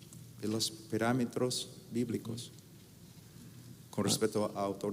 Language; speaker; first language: Spanish; non-native, fluent; English